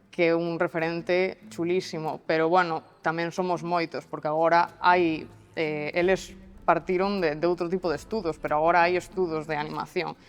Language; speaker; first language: Galician; non-native, local second language; Spanish